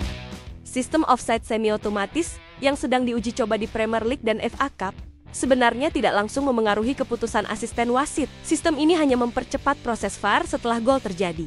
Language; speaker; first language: Indonesian; native; Indonesian